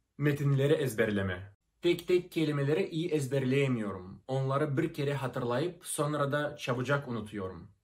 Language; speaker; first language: Turkish; non-native, fluent; Russian